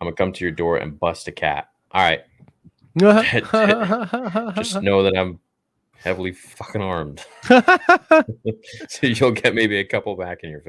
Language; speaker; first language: English; native; English